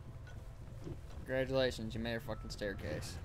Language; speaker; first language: English; native; English